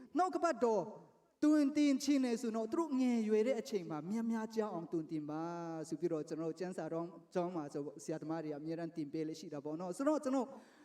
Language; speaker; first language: Burmese; non-native, local second language; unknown